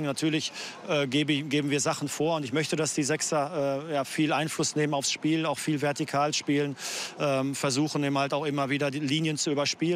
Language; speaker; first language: German; native; German